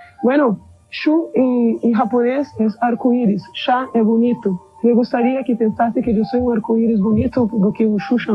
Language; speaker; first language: Spanish; non-native, learner; Portuguese